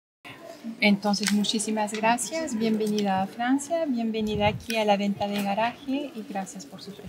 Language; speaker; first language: Spanish; non-native, fluent; French